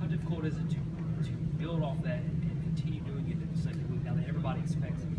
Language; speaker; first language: English; native; English